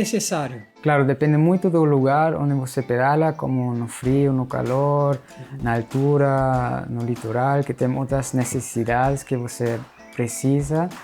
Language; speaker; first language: Portuguese; non-native, fluent; German